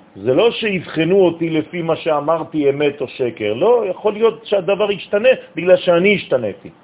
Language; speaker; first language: Hebrew; non-native, fluent; French